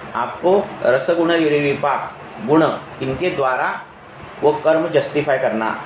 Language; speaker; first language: Hindi; non-native, local second language; Marathi